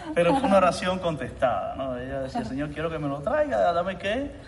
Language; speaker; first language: Spanish; native; Spanish